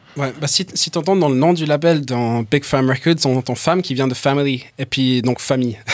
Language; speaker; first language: French; early bilingual, other home language; English